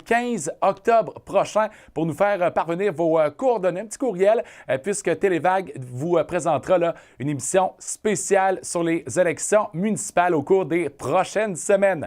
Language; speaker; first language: French; native; French